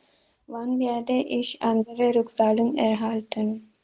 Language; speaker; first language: German; non-native, learner; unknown